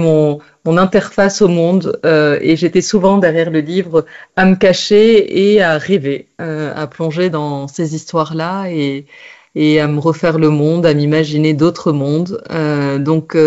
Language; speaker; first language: French; non-native, local second language; Arabic